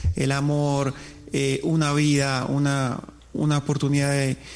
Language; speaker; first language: Spanish; native; Spanish